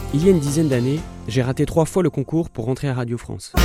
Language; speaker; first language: French; native; French